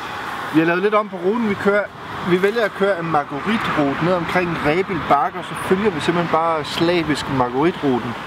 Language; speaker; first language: Danish; native; Danish